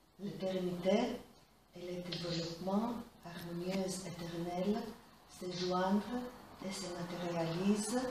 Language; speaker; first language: French; non-native, fluent; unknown